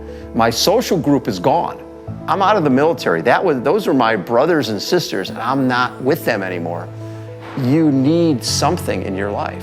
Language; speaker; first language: English; native; English